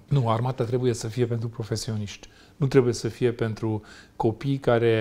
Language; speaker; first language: Romanian; non-native, local second language; Hungarian